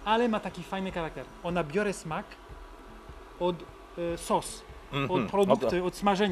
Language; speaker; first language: Polish; non-native, learner; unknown